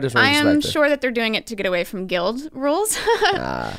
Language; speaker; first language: English; native; English